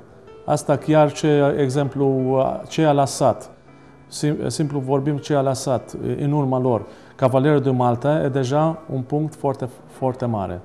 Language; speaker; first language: Romanian; non-native, learner; Maltese